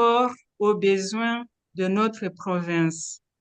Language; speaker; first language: French; non-native, local second language; Kinyarwanda